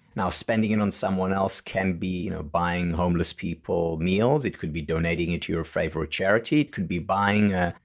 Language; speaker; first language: English; non-native, fluent; Hebrew